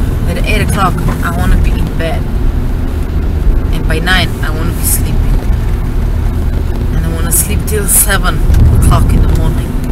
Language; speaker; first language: English; non-native, fluent; Slovenian